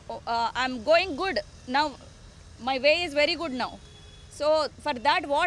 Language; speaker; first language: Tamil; non-native, learner; Telugu